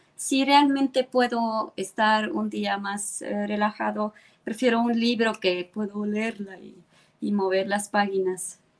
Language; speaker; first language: Spanish; non-native, fluent; Estonian